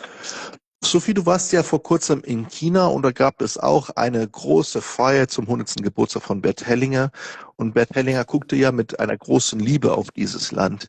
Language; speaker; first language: German; non-native, fluent; Portuguese